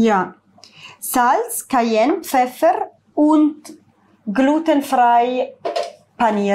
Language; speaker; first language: German; non-native, learner; Italian